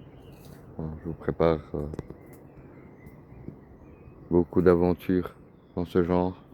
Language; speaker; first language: French; native; French